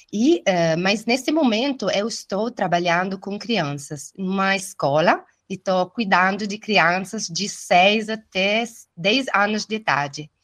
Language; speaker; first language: Portuguese; non-native, fluent; Italian